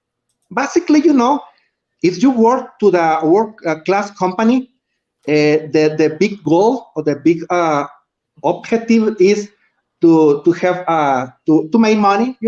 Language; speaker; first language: English; non-native, learner; Spanish